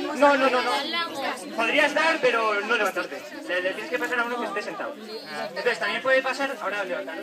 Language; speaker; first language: Spanish; native; Spanish